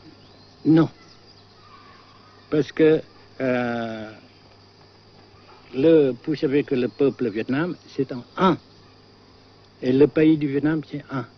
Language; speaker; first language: French; non-native, local second language; Vietnamese